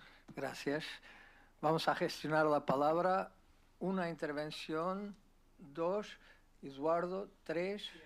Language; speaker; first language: Spanish; non-native, fluent; Portuguese